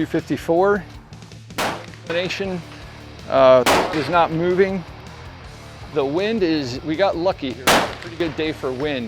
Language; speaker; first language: English; native; English